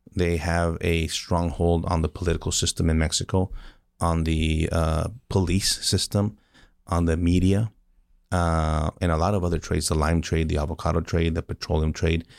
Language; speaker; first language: English; early bilingual, other home language; Spanish